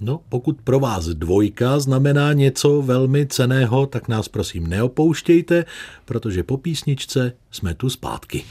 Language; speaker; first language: Czech; native; Czech